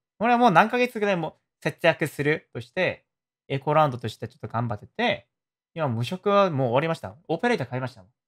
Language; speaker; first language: Japanese; non-native, fluent; Korean